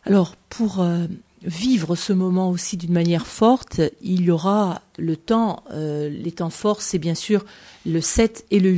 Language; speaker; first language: French; native; French